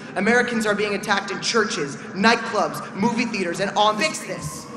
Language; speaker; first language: English; native; English